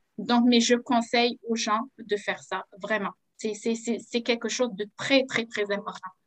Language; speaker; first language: French; non-native, local second language; Arabic